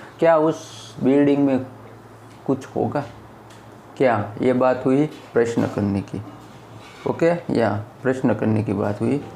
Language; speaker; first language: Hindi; non-native, local second language; Gujarati